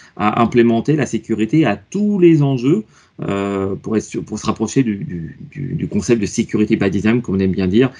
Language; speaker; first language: French; native; French